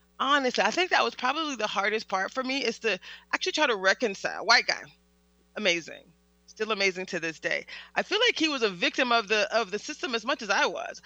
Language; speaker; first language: English; native; English